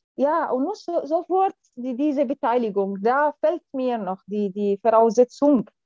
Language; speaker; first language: German; non-native, fluent; Arabic